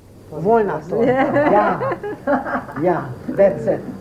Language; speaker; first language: English; non-native, fluent; Hungarian